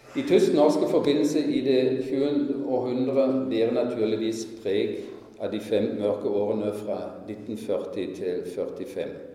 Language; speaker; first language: Norwegian; non-native, fluent; German